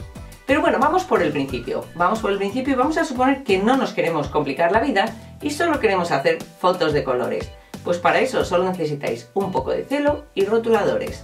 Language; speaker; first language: Spanish; native; Spanish